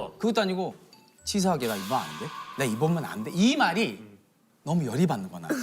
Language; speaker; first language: Korean; early bilingual, heritage; Korean